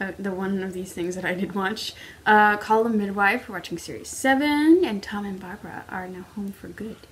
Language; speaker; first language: English; native; English